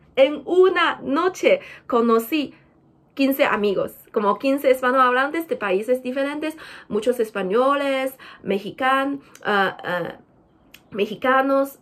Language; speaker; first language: Spanish; non-native, fluent; Chinese